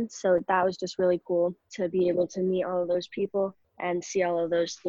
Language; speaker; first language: English; native; English